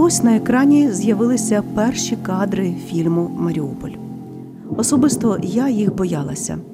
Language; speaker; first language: Ukrainian; native; Ukrainian